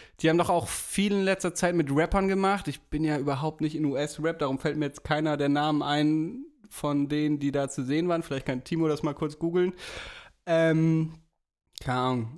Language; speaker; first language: German; native; German